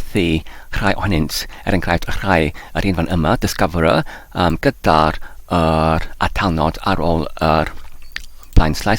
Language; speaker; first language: Welsh; non-native, learner; English